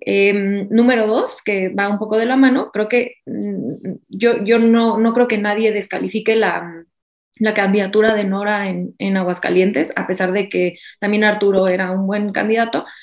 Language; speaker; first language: Spanish; native; Spanish